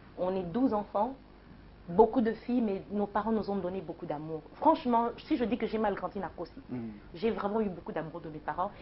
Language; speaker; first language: French; non-native, local second language; Lingala